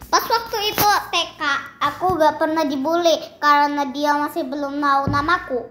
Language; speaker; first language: Indonesian; early bilingual, heritage; Indonesian